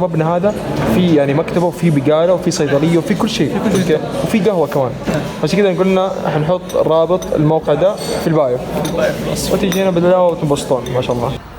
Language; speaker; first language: Arabic; native; Arabic